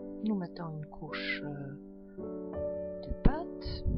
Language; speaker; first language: French; non-native, fluent; Polish